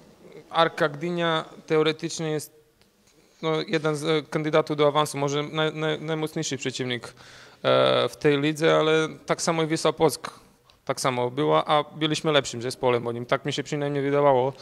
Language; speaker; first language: Polish; non-native, fluent; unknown